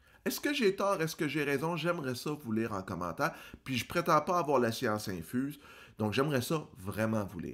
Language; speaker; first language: French; native; French